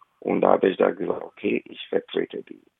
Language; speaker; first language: German; non-native, fluent; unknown